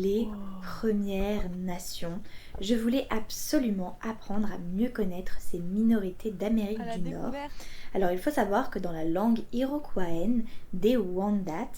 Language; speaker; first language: French; native; French